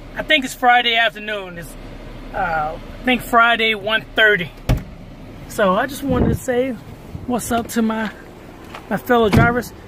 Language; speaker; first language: English; native; English